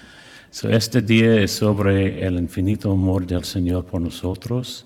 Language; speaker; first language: Spanish; non-native, learner; English